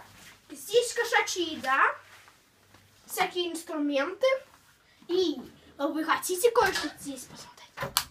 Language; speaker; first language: Russian; early bilingual, heritage; Russian